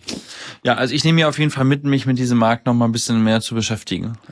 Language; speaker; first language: German; native; German